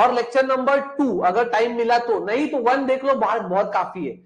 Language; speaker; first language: Hindi; non-native, local second language; Marathi